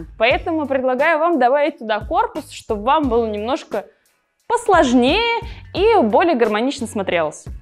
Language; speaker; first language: Russian; native; Russian